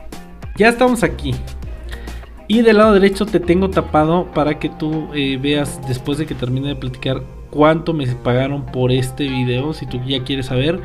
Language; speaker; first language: Spanish; native; Spanish